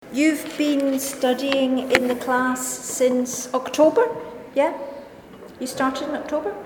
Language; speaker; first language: English; non-native, fluent; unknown